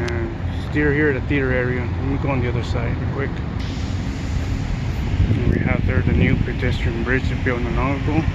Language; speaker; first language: English; native; English